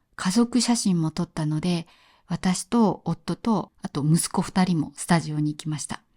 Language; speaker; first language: Japanese; native; Japanese